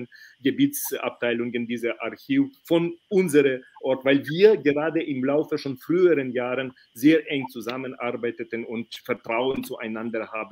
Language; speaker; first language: German; non-native, fluent; Ukrainian